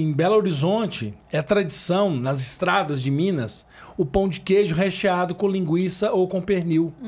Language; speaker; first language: Portuguese; native; Portuguese